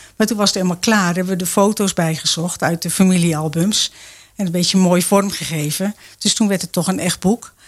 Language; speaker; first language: Dutch; native; Dutch